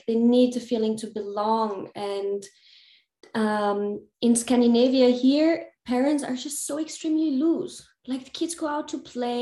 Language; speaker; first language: English; non-native, fluent; German